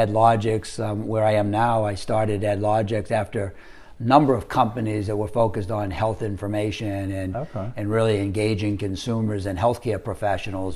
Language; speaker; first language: English; native; English